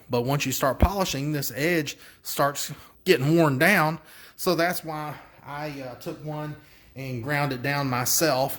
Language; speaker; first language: English; native; English